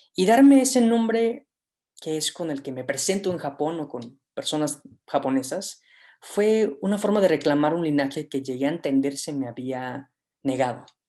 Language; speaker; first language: Spanish; native; Spanish